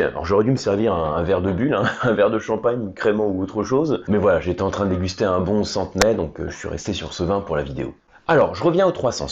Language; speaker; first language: French; native; French